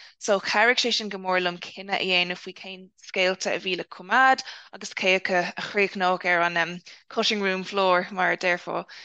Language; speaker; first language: Irish; non-native, local second language; English